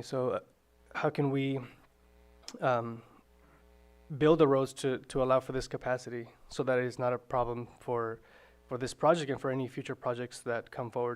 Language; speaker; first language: English; native; English